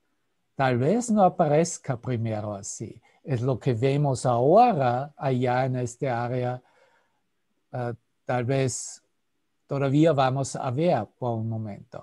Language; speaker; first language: Spanish; non-native, fluent; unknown